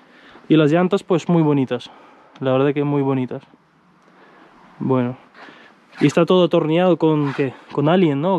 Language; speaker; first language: Spanish; native; Spanish